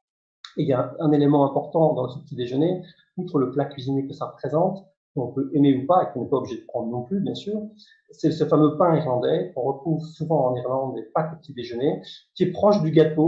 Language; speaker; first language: French; native; French